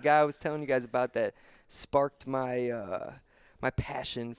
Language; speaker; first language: English; native; English